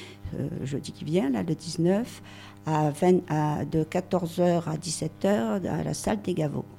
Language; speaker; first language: French; native; French